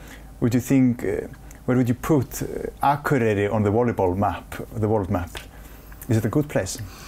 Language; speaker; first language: English; non-native, fluent; Icelandic